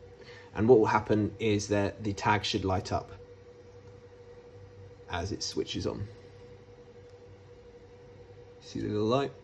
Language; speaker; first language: English; native; English